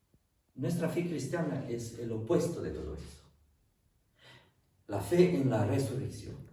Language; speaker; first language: Spanish; non-native, fluent; French